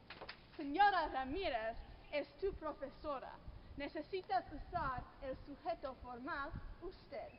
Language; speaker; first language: Spanish; non-native, learner; English